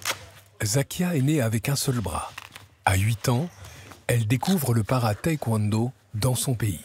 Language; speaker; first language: French; native; French